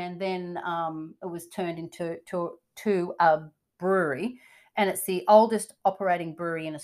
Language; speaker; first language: English; native; English